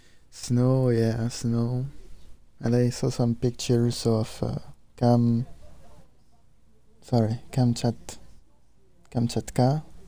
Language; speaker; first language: English; non-native, fluent; French